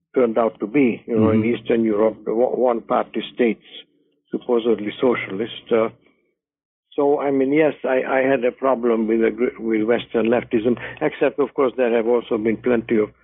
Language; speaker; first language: English; non-native, fluent; Hungarian